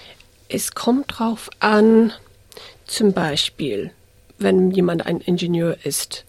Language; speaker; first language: German; non-native, fluent; English